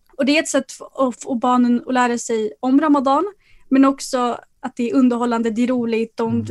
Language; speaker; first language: Swedish; early bilingual, other home language; Arabic